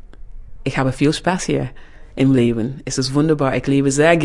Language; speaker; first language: German; non-native, fluent; English